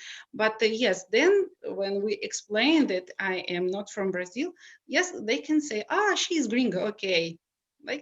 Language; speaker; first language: English; non-native, learner; Russian